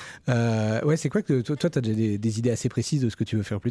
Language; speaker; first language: French; native; French